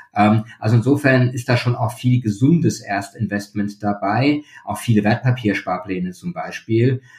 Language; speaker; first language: German; native; German